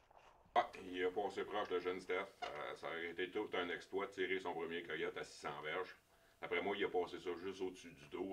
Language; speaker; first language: French; native; French